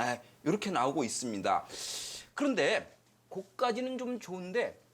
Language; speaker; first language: Korean; native; Korean